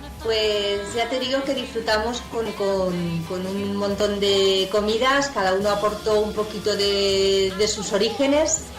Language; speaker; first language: Spanish; native; Spanish